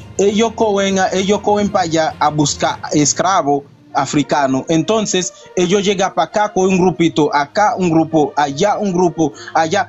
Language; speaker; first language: Spanish; non-native, fluent; Haitian Creole